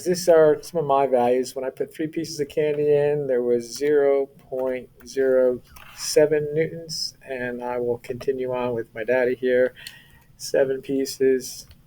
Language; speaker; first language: English; native; English